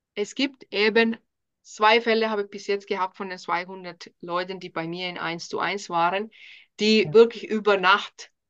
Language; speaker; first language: German; non-native, fluent; Finnish